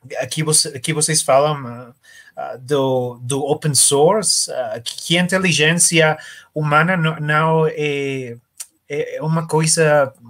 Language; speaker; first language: Portuguese; non-native, learner; Spanish